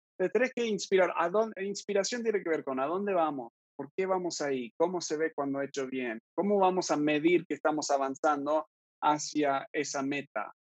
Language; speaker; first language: Spanish; early bilingual, other home language; English